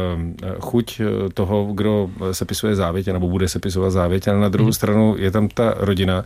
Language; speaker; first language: Czech; native; Czech